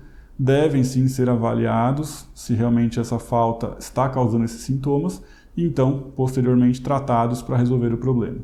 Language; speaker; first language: Portuguese; native; Portuguese